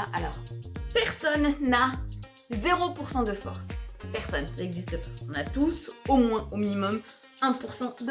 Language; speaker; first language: French; native; French